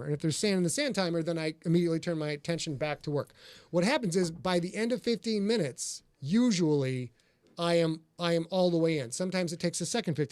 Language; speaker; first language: English; native; English